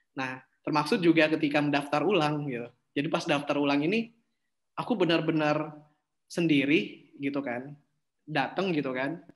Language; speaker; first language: Indonesian; native; Indonesian